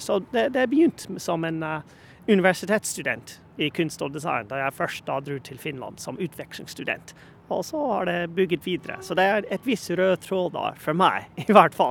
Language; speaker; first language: Norwegian; non-native, fluent; English